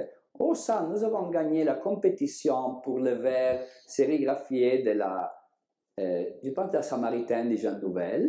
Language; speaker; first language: French; non-native, learner; Italian